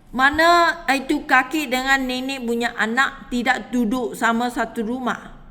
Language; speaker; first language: Malay; non-native, local second language; Chinese